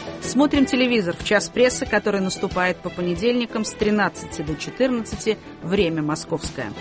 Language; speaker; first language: Russian; native; Russian